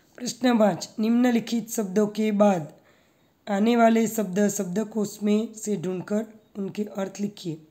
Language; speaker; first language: Hindi; non-native, local second language; Gujarati